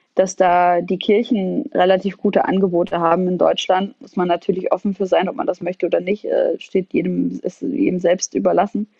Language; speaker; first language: German; non-native, fluent; Arabic